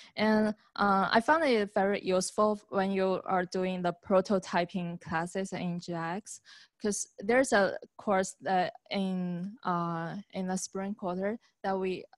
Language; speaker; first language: English; non-native, fluent; Chinese